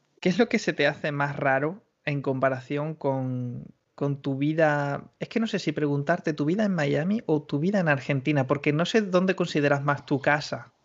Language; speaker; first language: Spanish; native; Spanish